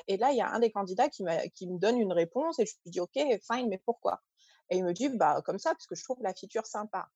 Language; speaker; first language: French; early bilingual, other home language; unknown